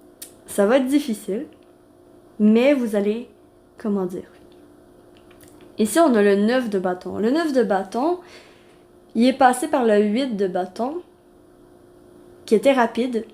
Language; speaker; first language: French; native; French